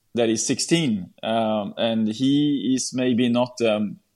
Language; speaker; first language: English; non-native, fluent; Swedish